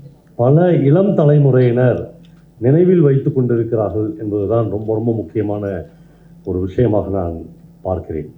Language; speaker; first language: Tamil; native; Tamil